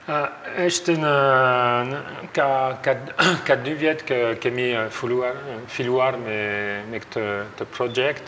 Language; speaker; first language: Albanian; non-native, learner; French